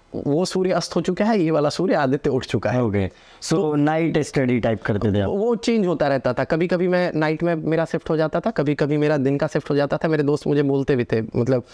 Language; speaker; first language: Hindi; non-native, local second language; Bhojpuri